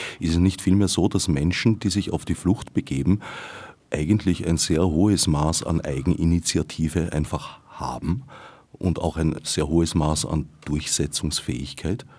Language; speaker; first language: German; native; German